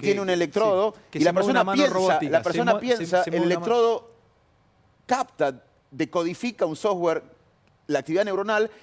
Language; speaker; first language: Spanish; native; Spanish